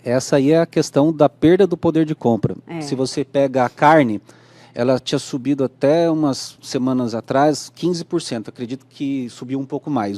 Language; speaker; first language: Portuguese; native; Portuguese